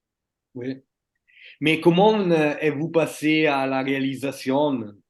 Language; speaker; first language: French; non-native, fluent; Italian